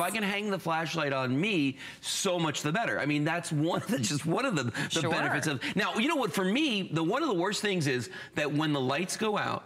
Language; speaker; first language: English; native; English